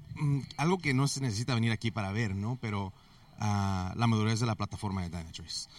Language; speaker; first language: Spanish; early bilingual, heritage; Spanish